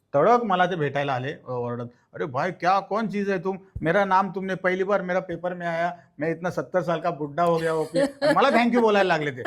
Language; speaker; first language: Hindi; non-native, local second language; Marathi